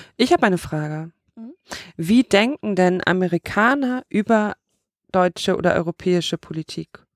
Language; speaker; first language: German; native; German